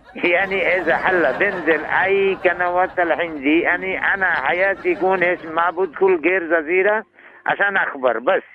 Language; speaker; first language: Arabic; non-native, learner; Bangla